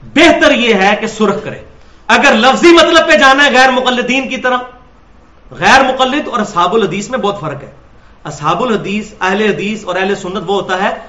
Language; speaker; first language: Urdu; non-native, local second language; Punjabi